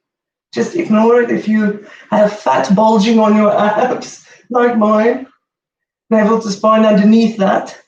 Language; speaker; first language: English; native; English